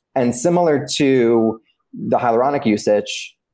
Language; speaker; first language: English; early bilingual, other home language; Italian